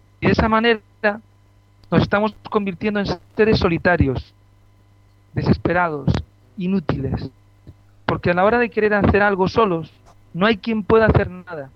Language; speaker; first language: Spanish; native; Spanish